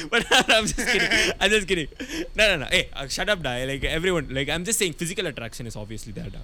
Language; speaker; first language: English; non-native, local second language; Tamil